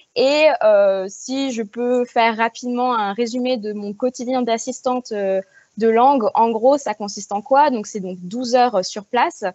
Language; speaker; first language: French; native; French